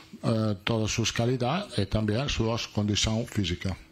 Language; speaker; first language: Spanish; non-native, learner; Italian